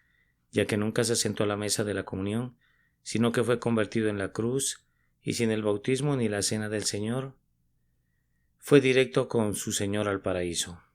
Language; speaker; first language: Spanish; native; Spanish